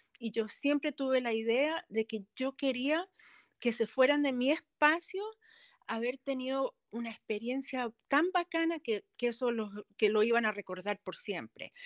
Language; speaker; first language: Spanish; early bilingual, heritage; Spanish